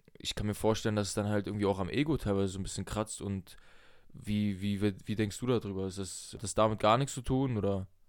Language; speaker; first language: German; early bilingual, other home language; Russian